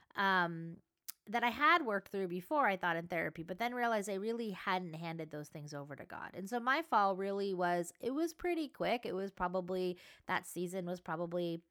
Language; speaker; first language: English; native; English